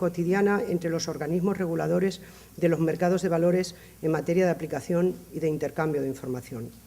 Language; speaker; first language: Spanish; native; Spanish